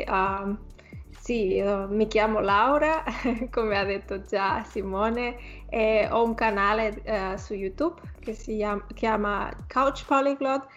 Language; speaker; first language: Italian; non-native, fluent; Spanish